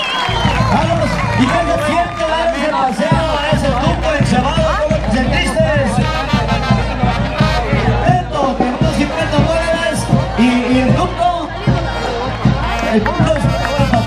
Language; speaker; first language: Spanish; native; Spanish